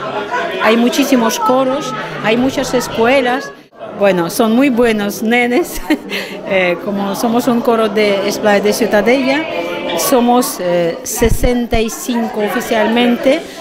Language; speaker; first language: Spanish; non-native, fluent; Russian